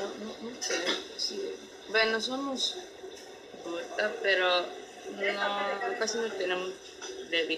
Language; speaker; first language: Spanish; non-native, learner; Japanese